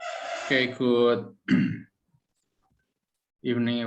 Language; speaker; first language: English; non-native, fluent; Indonesian